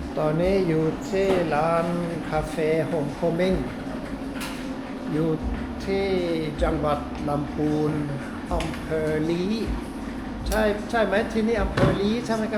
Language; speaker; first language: Thai; non-native, fluent; Norwegian